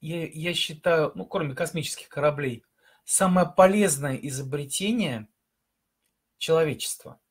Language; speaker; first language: Russian; native; Russian